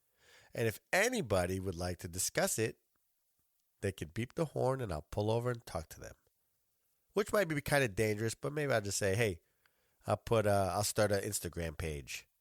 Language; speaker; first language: English; native; English